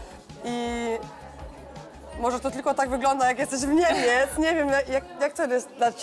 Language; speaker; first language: Polish; early bilingual, heritage; Polish